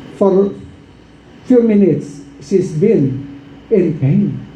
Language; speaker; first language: English; non-native, local second language; Filipino